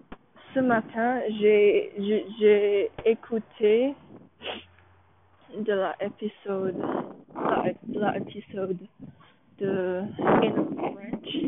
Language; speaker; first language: French; non-native, learner; English